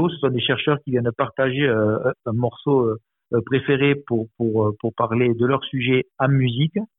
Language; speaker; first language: French; native; French